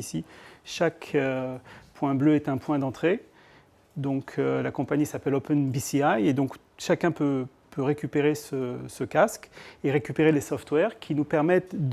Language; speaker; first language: French; native; French